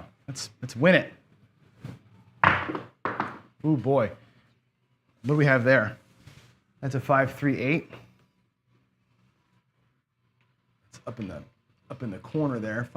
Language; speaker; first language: English; native; English